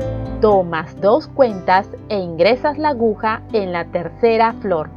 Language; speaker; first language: Spanish; native; Spanish